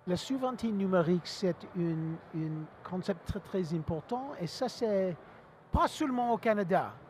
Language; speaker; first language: French; non-native, learner; English